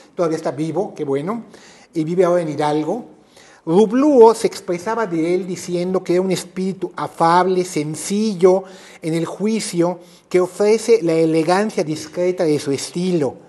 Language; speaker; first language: Spanish; native; Spanish